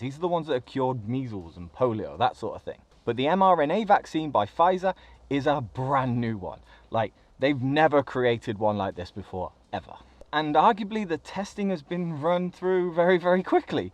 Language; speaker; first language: English; native; English